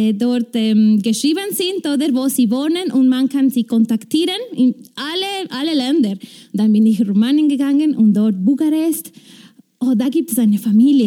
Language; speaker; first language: German; non-native, fluent; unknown